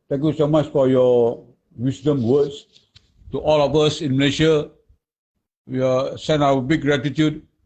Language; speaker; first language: English; non-native, local second language; Malay